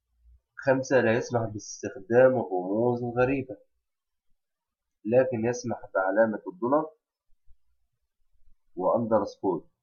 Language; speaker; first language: Arabic; native; Arabic